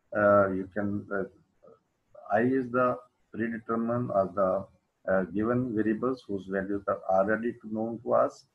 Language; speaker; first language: English; non-native, local second language; Urdu